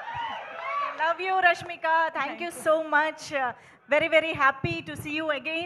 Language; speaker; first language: Telugu; native; Telugu